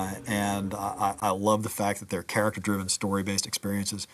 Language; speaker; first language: English; native; English